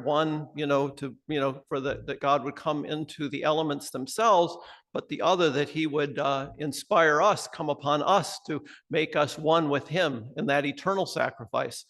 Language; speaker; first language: English; native; English